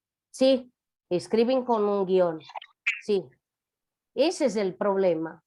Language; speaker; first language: Spanish; non-native, fluent; Portuguese